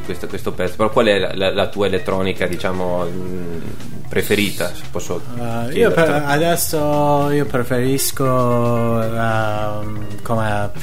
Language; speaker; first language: Italian; non-native, learner; Persian